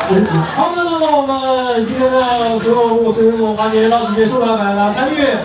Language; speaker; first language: Chinese; native; Chinese